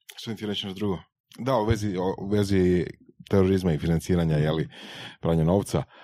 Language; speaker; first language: Croatian; native; Croatian